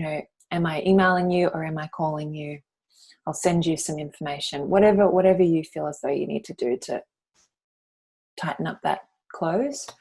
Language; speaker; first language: English; native; English